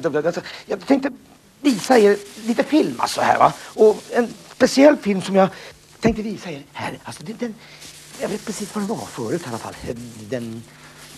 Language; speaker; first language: Swedish; native; Swedish